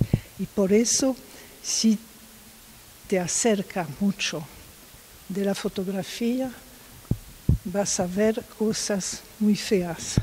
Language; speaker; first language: Spanish; non-native, learner; French